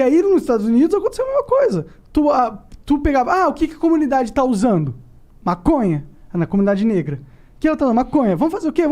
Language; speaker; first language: Portuguese; native; Portuguese